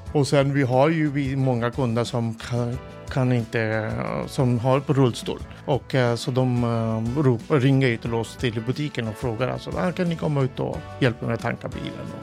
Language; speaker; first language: Swedish; non-native, fluent; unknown